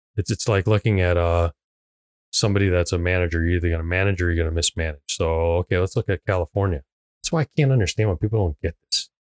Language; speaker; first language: English; non-native, local second language; Cantonese